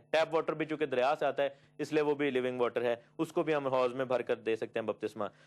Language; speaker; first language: Urdu; native; Urdu